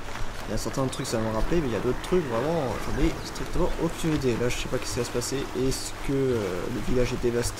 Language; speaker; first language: French; native; French